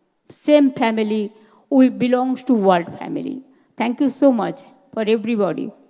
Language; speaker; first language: English; non-native, local second language; Bangla